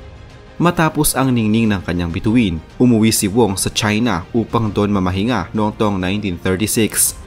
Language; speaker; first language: Filipino; native; Filipino